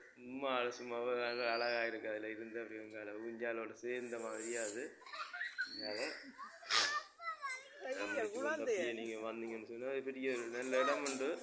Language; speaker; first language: Tamil; native; Tamil